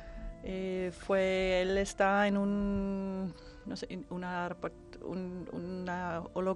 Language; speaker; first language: Spanish; non-native, fluent; Danish